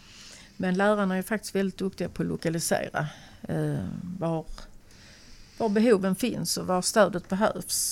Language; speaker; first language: Swedish; native; Swedish